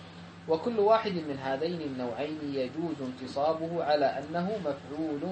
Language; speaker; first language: Arabic; native; Arabic